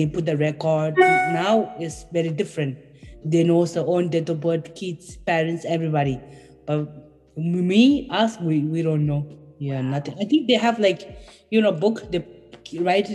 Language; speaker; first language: English; non-native, fluent; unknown